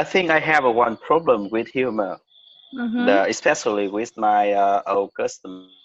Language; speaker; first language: English; non-native, learner; Vietnamese